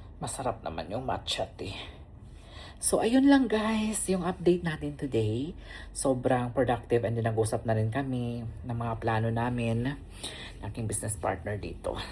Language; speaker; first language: Filipino; non-native, local second language; Cebuano